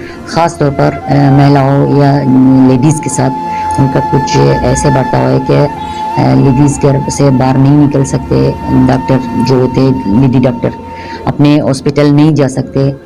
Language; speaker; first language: Hindi; non-native, fluent; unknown